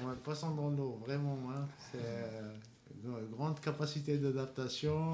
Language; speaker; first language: French; non-native, local second language; Kabyle